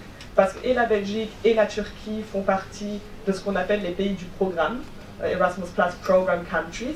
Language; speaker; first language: French; native; French